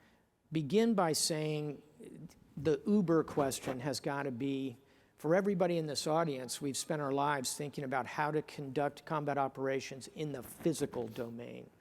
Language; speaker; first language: English; native; English